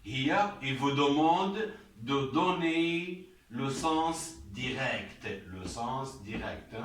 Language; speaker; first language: French; non-native, local second language; Arabic